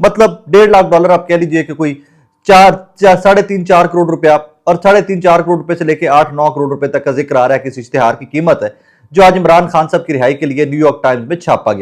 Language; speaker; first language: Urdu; non-native, local second language; Punjabi